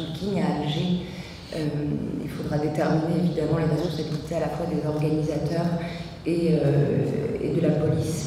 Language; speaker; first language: French; native; French